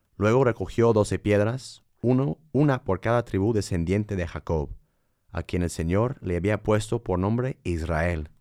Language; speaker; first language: Spanish; non-native, fluent; English